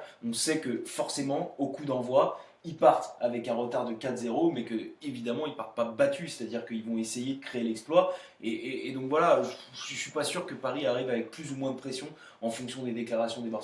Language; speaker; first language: French; native; French